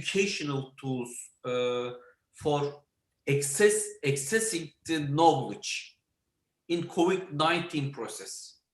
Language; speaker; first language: English; non-native, learner; Turkish